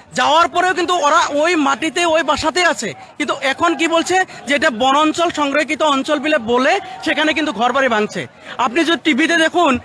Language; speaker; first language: Bangla; native; Bangla